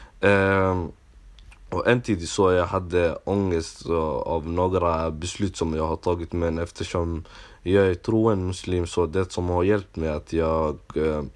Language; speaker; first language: Swedish; non-native, local second language; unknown